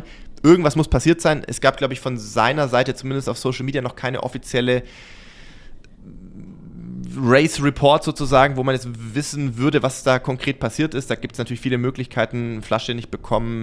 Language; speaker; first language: German; native; German